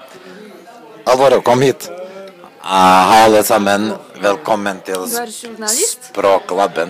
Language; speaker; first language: Norwegian; non-native, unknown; Serbian